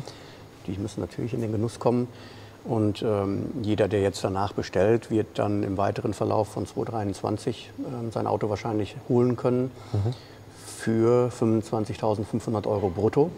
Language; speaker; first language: German; native; German